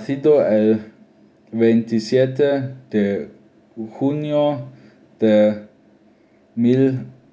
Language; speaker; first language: Spanish; non-native, learner; German